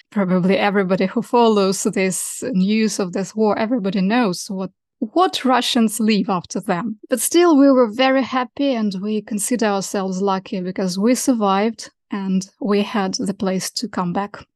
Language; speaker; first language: English; non-native, fluent; Russian